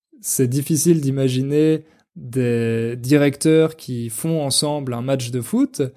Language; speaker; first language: French; native; French